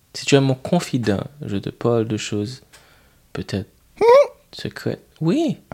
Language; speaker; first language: French; non-native, local second language; Haitian Creole